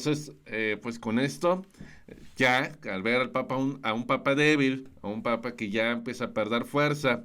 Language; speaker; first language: Spanish; native; Spanish